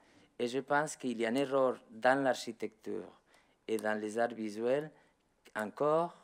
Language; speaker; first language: French; non-native, learner; Spanish